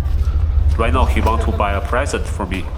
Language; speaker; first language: English; non-native, fluent; Chinese